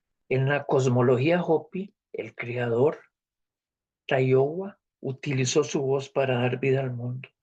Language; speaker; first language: Spanish; native; Spanish